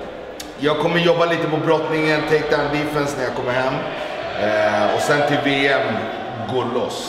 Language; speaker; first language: Swedish; native; Swedish